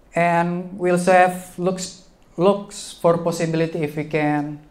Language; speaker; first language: English; non-native, fluent; Indonesian